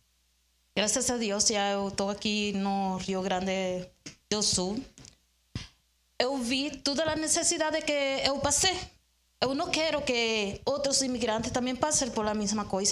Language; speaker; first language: Portuguese; non-native, learner; Spanish